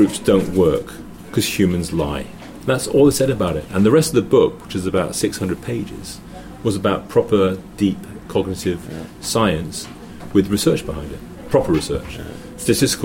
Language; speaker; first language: English; native; English